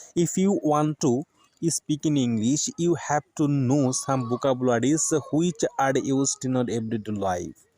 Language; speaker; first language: English; non-native, local second language; Bangla